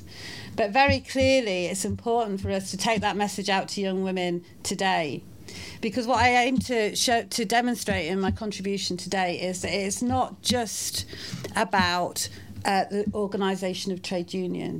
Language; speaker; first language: English; native; English